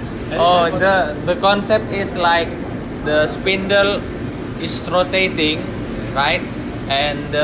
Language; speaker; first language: English; non-native, learner; Indonesian